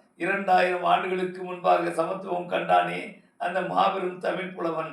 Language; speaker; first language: Tamil; native; Tamil